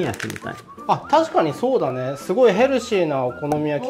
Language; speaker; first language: Japanese; native; Japanese